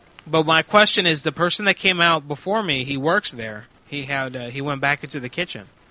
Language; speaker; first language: English; native; English